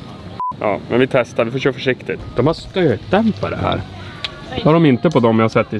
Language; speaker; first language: Swedish; native; Swedish